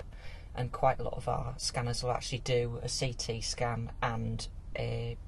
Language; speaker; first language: English; native; English